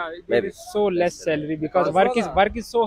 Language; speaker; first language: English; non-native, learner; Urdu